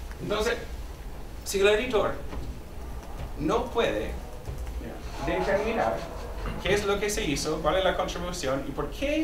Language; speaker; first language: Spanish; non-native, fluent; English